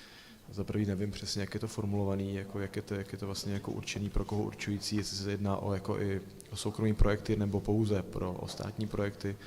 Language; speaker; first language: Czech; native; Czech